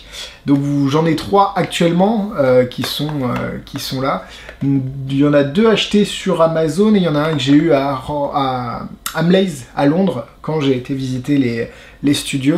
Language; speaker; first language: French; native; French